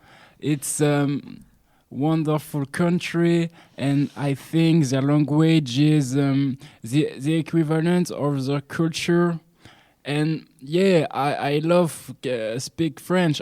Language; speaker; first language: English; non-native, learner; French